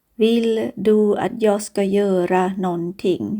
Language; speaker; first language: Swedish; non-native, fluent; Thai